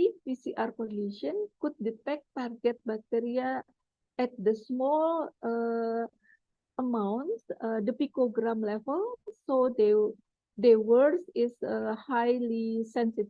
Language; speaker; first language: English; non-native, fluent; Indonesian